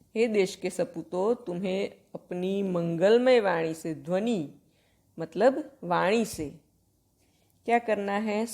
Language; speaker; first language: Hindi; non-native, local second language; Gujarati